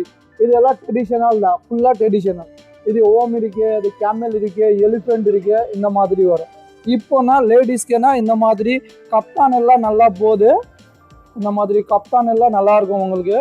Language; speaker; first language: Tamil; native; Tamil